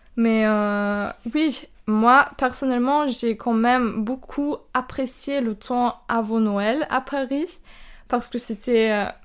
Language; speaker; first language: French; non-native, fluent; German